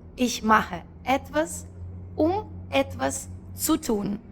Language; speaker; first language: German; non-native, fluent; Ukrainian